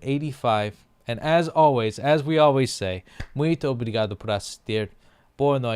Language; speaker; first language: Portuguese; non-native, learner; English